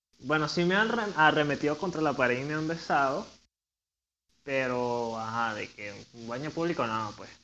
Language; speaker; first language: Spanish; native; Spanish